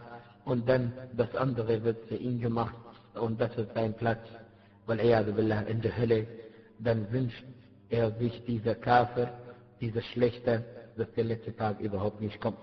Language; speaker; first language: German; non-native, fluent; Arabic